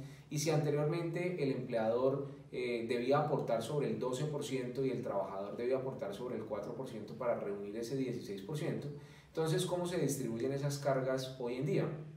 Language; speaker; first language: Spanish; native; Spanish